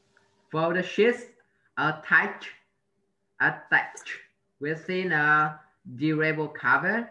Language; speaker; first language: English; non-native, learner; Vietnamese